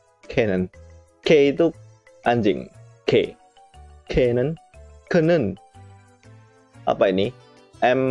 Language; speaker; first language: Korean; non-native, learner; Indonesian